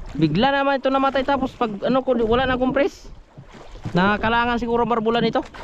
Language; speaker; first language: Filipino; native; Filipino